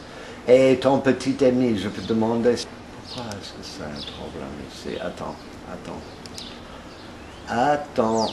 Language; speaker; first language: French; non-native, fluent; English